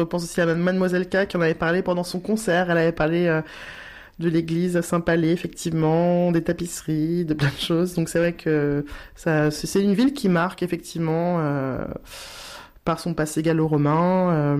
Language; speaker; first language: French; native; French